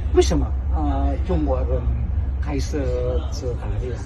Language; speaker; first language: Chinese; non-native, learner; Indonesian